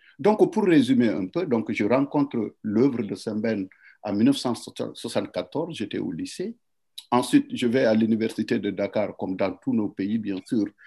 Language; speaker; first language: French; non-native, local second language; Wolof